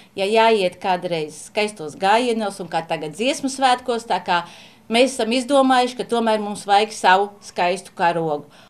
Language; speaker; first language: Latvian; native; Latvian